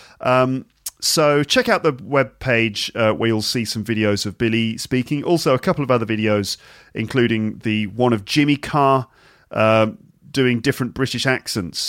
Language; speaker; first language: English; native; English